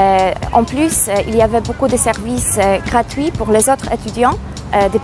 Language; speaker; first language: French; non-native, fluent; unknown